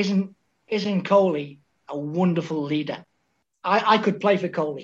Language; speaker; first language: English; native; English